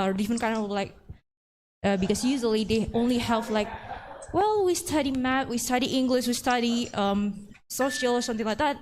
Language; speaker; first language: English; non-native, fluent; Indonesian